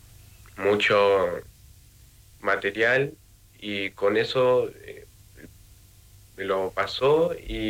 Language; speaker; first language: Spanish; native; Spanish